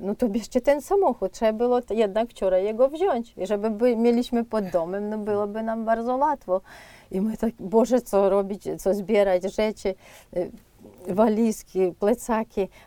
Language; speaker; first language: Polish; non-native, fluent; Ukrainian